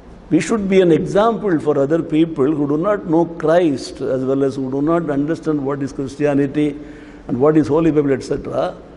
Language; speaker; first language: English; non-native, local second language; Tamil